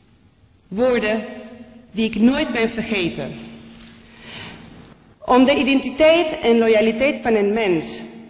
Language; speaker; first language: Dutch; non-native, fluent; Spanish